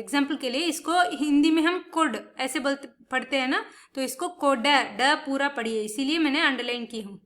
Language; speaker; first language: Hindi; non-native, local second language; Tamil